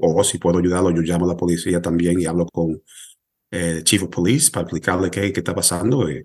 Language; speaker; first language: Spanish; early bilingual, heritage; Spanish